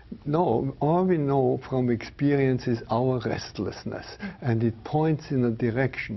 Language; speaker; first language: English; non-native, fluent; German